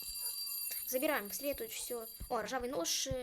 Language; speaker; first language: Russian; native; Russian